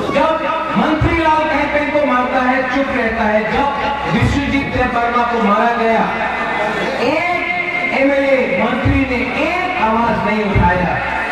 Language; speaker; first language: Hindi; non-native, local second language; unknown